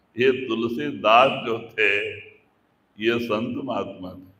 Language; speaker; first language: Hindi; non-native, local second language; Kannada